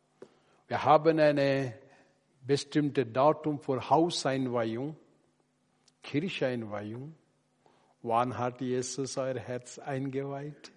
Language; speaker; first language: German; non-native, learner; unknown